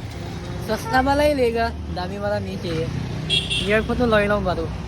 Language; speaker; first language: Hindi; non-native, local second language; Assamese